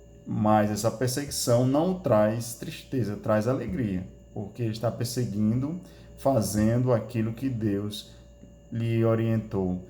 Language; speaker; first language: Portuguese; native; Portuguese